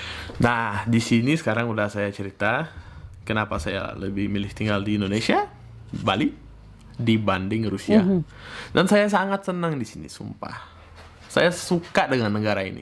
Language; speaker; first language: Indonesian; early bilingual, other home language; Russian